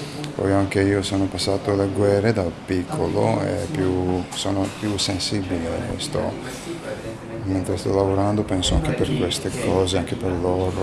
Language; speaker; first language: Italian; non-native, fluent; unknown